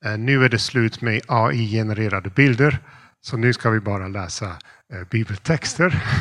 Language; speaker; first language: Swedish; non-native, fluent; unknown